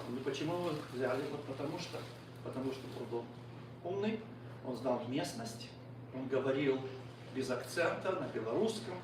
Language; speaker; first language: Russian; native; Russian